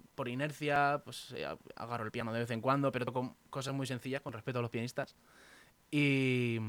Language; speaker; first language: Spanish; native; Spanish